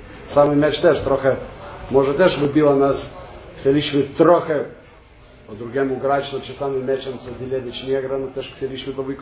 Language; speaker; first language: Polish; non-native, fluent; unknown